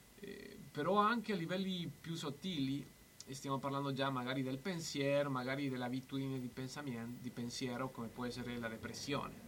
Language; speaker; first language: Italian; non-native, fluent; Spanish